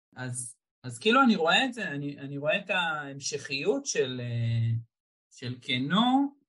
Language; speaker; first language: Hebrew; native; Hebrew